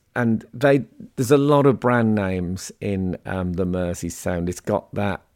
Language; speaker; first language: English; native; English